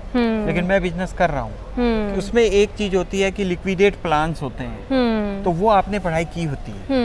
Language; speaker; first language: Hindi; native; Hindi